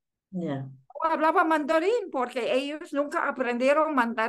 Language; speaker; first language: Spanish; non-native, fluent; Chinese